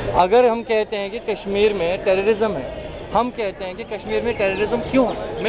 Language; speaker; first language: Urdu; non-native, local second language; Kashmiri